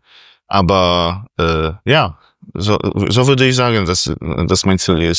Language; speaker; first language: German; non-native, fluent; Polish